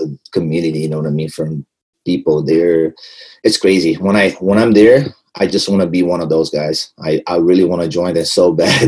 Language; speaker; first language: English; non-native, fluent; Portuguese